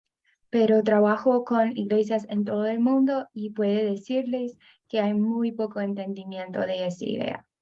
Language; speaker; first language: Spanish; non-native, fluent; English